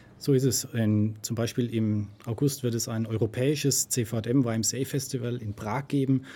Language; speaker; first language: German; native; German